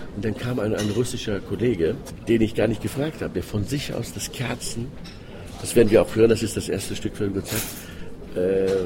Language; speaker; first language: German; non-native, fluent; Greek